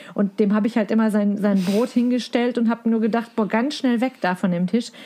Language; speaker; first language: German; native; German